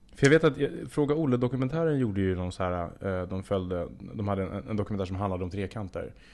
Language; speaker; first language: Swedish; native; Swedish